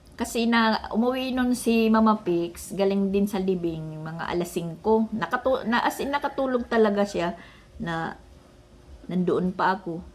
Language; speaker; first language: Filipino; non-native, local second language; Waray